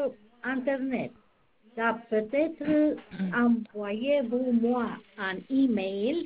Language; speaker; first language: French; non-native, learner; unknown